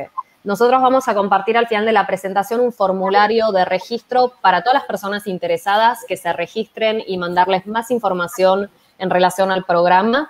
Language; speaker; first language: Spanish; native; Spanish